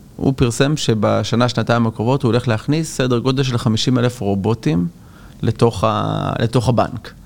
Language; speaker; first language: Hebrew; native; Hebrew